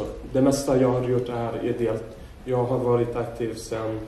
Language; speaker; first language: Swedish; non-native, fluent; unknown